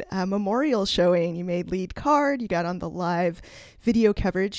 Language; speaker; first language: English; native; English